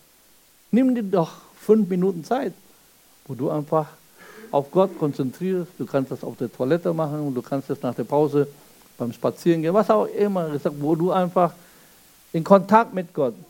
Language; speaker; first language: German; non-native, fluent; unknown